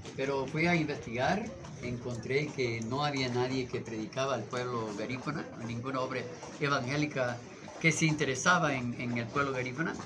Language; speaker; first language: Spanish; non-native, fluent; English